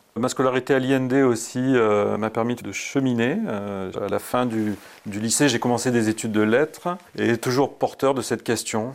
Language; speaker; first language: French; native; French